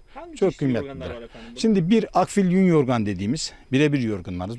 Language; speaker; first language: Turkish; native; Turkish